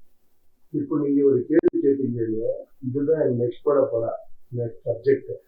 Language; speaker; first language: Tamil; non-native, learner; Kannada